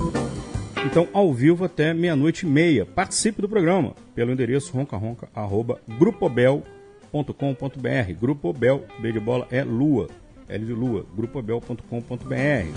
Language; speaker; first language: Portuguese; native; Portuguese